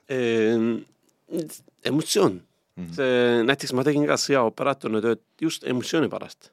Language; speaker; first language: Estonian; non-native, fluent; Turkish